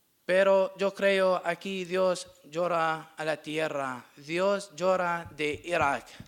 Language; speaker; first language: Spanish; non-native, learner; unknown